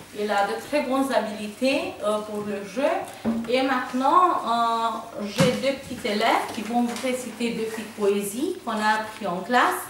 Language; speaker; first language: French; non-native, fluent; Romanian